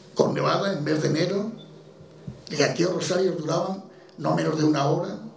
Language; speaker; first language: Spanish; native; Spanish